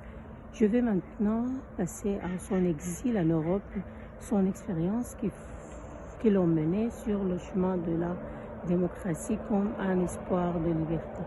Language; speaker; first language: French; non-native, fluent; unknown